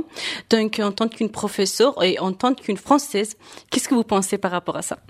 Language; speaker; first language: French; non-native, fluent; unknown